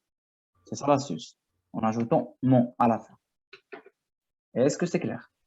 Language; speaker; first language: French; non-native, fluent; Arabic